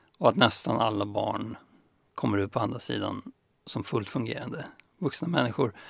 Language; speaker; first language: Swedish; native; Swedish